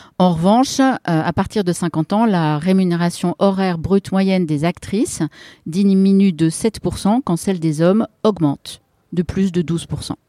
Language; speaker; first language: French; native; French